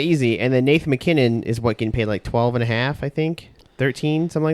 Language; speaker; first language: English; native; English